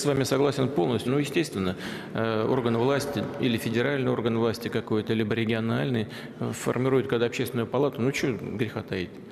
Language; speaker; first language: Russian; native; Russian